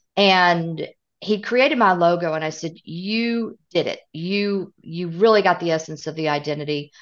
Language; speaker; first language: English; native; English